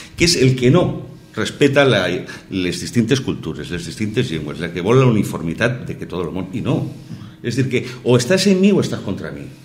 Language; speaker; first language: Spanish; non-native, local second language; Catalan